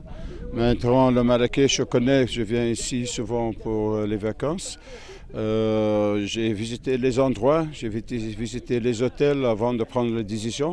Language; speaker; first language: French; non-native, fluent; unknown